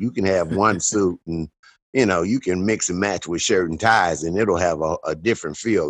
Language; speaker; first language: English; native; English